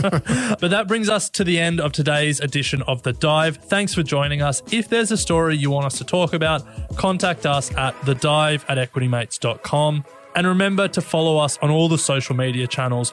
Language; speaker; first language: English; native; English